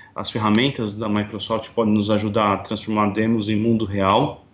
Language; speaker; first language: Portuguese; native; Portuguese